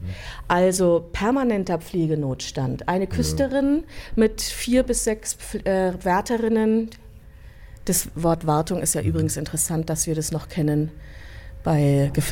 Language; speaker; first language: German; native; German